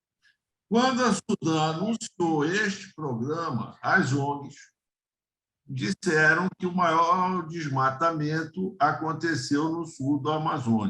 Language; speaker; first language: Portuguese; native; Portuguese